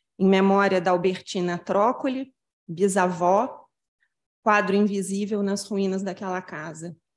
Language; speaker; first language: Portuguese; native; Portuguese